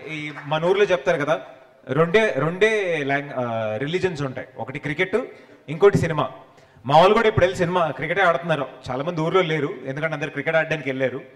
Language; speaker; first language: Telugu; native; Telugu